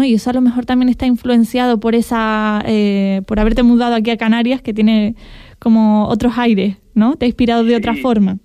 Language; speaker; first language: Spanish; native; Spanish